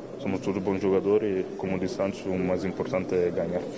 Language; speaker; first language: Portuguese; non-native, fluent; Italian